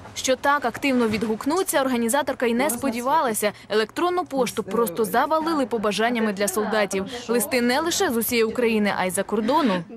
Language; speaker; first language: Ukrainian; native; Ukrainian